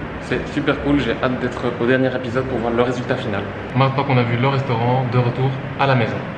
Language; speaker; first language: French; native; French